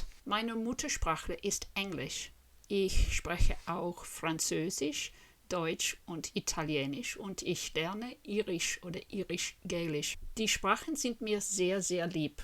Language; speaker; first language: German; non-native, fluent; English